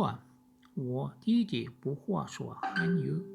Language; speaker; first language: Chinese; non-native, learner; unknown